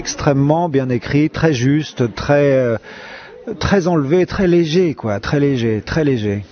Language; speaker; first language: French; native; French